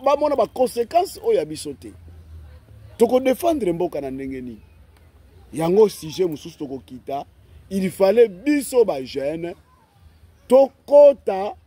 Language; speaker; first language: Lingala; non-native, local second language; Kongo